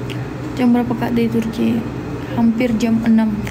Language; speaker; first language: Indonesian; non-native, fluent; Turkish